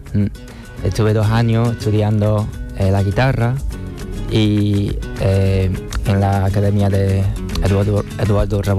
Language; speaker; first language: Spanish; non-native, fluent; Chinese